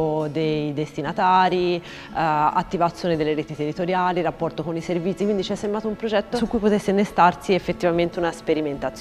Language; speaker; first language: Italian; native; Italian